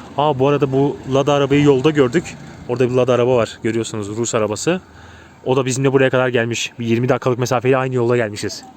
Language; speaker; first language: Turkish; native; Turkish